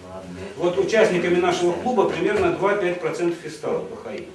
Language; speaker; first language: Russian; native; Russian